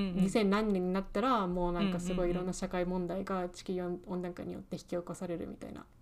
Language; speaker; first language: Japanese; early bilingual, heritage; Japanese